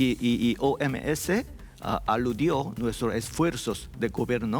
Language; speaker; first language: Spanish; non-native, learner; Korean